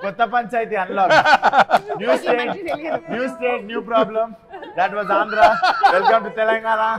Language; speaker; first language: Telugu; native; Telugu